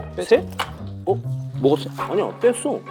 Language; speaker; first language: Korean; native; Korean